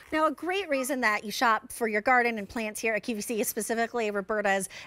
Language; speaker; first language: English; native; English